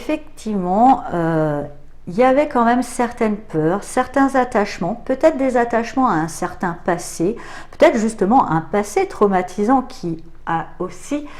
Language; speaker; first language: French; native; French